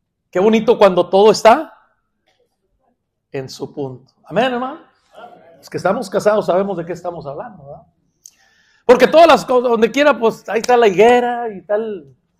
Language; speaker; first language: Spanish; native; Spanish